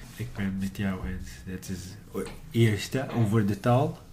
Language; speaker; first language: Dutch; non-native, learner; Arabic